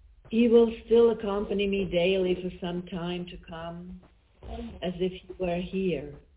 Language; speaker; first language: English; non-native, fluent; Czech